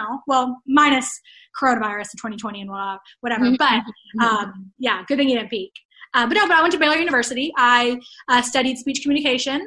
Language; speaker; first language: English; native; English